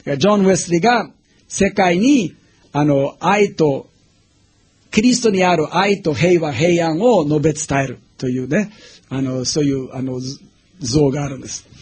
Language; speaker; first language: Japanese; non-native, fluent; English